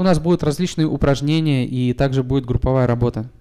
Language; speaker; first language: Russian; native; Russian